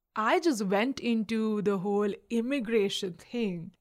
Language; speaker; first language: English; non-native, local second language; Hindi